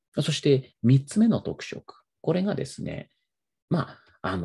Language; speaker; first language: Japanese; native; Japanese